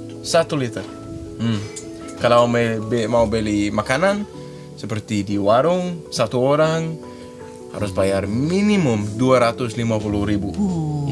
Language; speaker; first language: Indonesian; non-native, learner; Danish